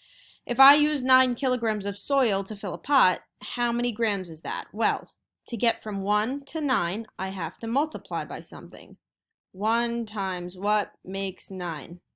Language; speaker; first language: English; native; English